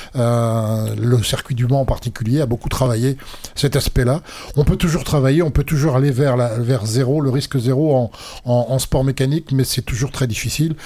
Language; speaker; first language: French; native; French